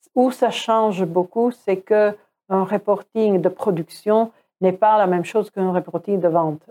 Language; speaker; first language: French; non-native, fluent; Croatian